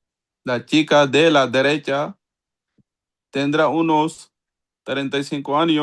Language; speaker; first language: Spanish; non-native, learner; Urdu